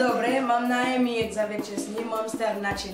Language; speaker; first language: Polish; non-native, learner; French